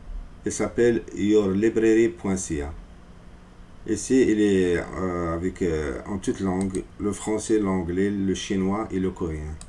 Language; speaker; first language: French; non-native, fluent; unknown